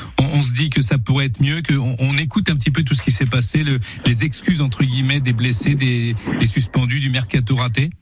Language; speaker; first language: French; native; French